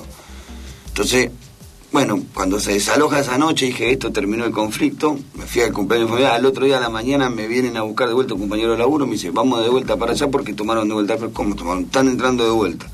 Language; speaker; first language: Spanish; native; Spanish